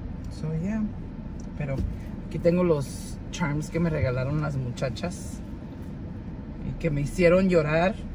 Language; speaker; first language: Spanish; early bilingual, heritage; Spanish